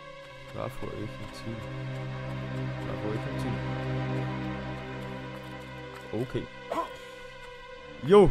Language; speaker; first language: German; native; German